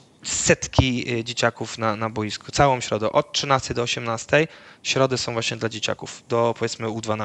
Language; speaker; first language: Polish; early bilingual, other home language; Dutch